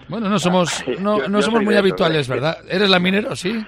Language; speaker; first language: Spanish; native; Spanish